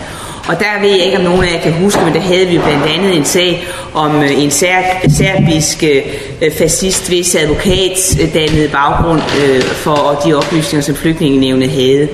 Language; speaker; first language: Danish; native; Danish